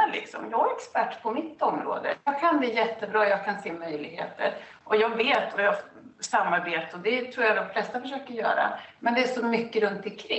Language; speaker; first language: Swedish; native; Swedish